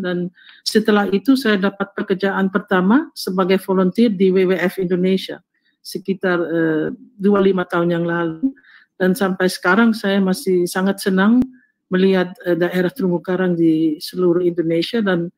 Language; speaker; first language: Indonesian; early bilingual, heritage; Indonesian